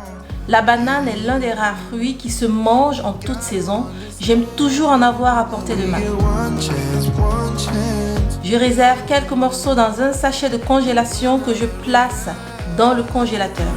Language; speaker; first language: French; native; French